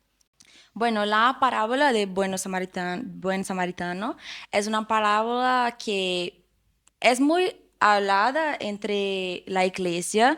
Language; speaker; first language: Spanish; non-native, fluent; Portuguese